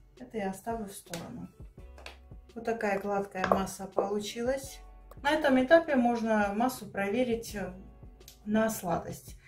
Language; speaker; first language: Russian; non-native, local second language; Armenian